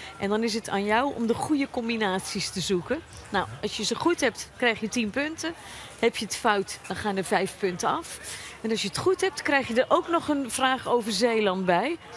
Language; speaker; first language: Dutch; native; Dutch